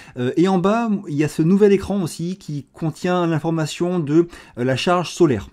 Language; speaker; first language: French; native; French